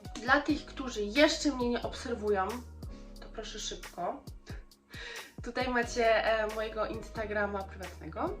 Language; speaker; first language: Polish; early bilingual, heritage; Polish